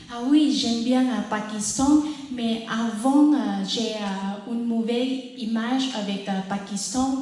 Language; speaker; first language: French; non-native, learner; Thai